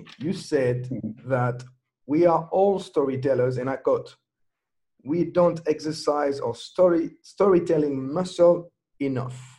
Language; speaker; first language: English; non-native, fluent; French